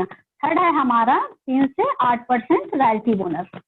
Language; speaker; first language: Hindi; native; Hindi